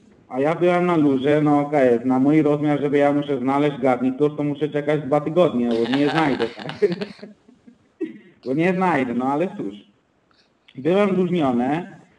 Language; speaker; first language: Polish; non-native, fluent; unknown